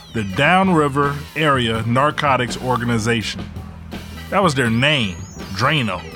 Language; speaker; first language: English; native; English